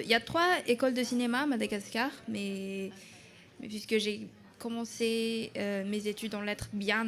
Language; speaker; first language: French; non-native, local second language; Malagasy